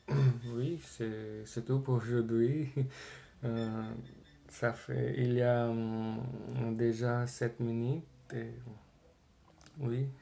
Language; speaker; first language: French; non-native, learner; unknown